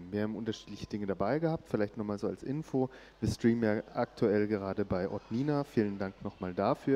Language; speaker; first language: German; native; German